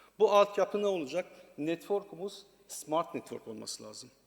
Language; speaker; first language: Turkish; non-native, learner; Persian